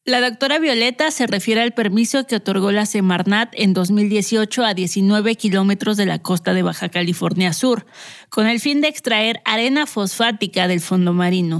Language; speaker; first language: Spanish; native; Spanish